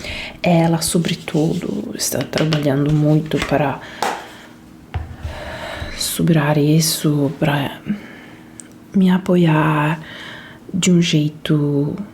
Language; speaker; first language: Portuguese; non-native, fluent; Italian